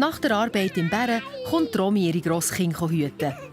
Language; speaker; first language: German; native; German